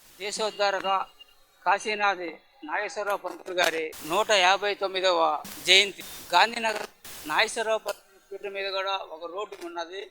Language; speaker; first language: Telugu; native; Telugu